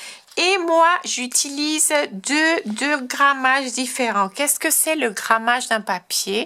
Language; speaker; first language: French; non-native, fluent; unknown